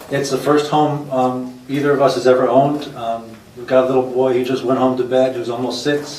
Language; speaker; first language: English; native; English